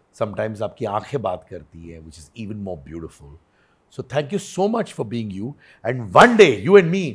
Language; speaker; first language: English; non-native, local second language; Hindi